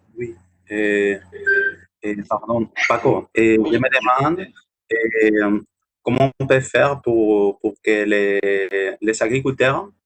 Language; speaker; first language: French; non-native, learner; Spanish